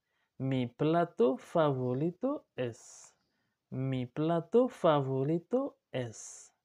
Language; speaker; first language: Spanish; non-native, learner; Haitian Creole